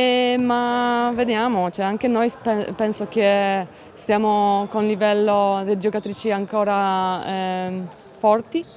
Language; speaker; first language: Italian; non-native, fluent; Polish